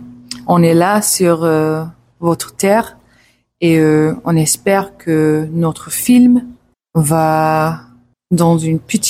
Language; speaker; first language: French; non-native, learner; English